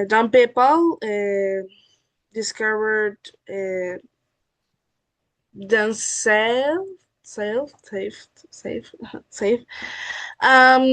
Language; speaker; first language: English; non-native, learner; Spanish